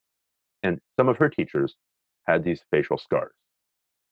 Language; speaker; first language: English; native; English